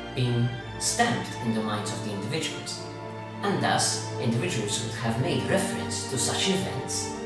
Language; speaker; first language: English; non-native, local second language; Maltese